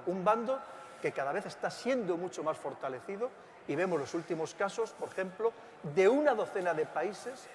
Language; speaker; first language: Spanish; native; Spanish